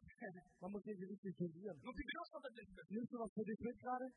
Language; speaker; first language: German; non-native, fluent; Russian